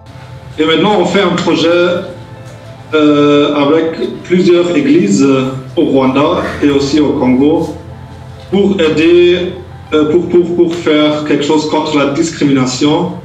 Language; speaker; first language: French; non-native, fluent; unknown